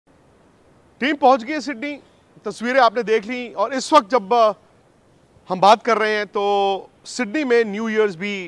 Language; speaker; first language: Hindi; native; Hindi